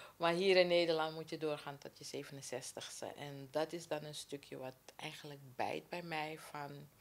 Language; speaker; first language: Dutch; native; Dutch